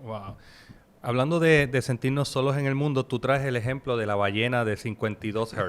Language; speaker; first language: Spanish; native; Spanish